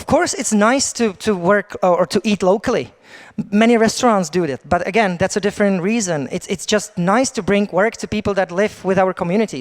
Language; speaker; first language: English; non-native, fluent; Czech